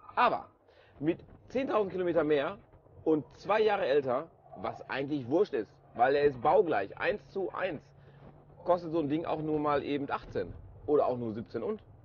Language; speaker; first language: German; native; German